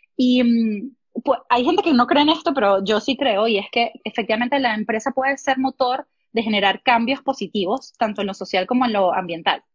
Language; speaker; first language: Spanish; native; Spanish